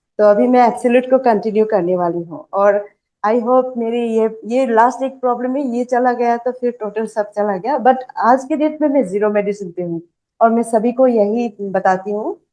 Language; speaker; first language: Hindi; non-native, local second language; Assamese